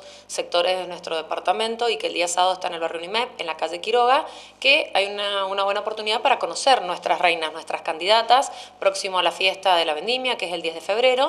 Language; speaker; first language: Spanish; native; Spanish